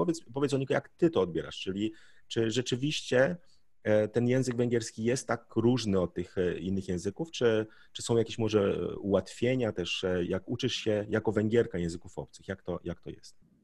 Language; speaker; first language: Polish; native; Polish